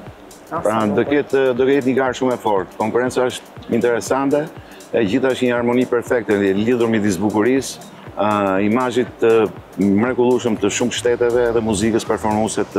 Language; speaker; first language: Albanian; native; Albanian